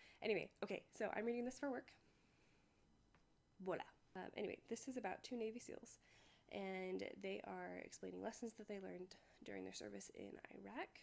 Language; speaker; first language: English; native; English